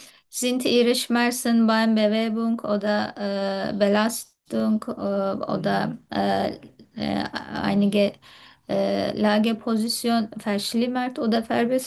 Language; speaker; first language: German; non-native, fluent; Turkish